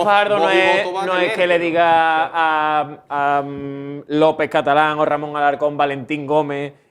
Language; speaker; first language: Spanish; native; Spanish